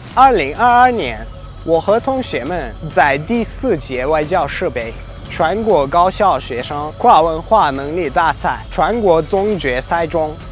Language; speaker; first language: Chinese; non-native, fluent; Uzbek